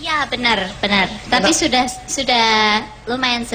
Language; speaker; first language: Indonesian; non-native, fluent; English